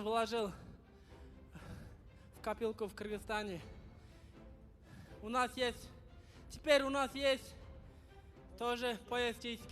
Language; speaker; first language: Russian; non-native, fluent; Kyrgyz